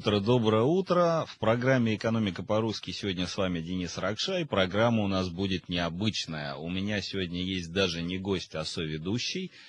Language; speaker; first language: Russian; native; Russian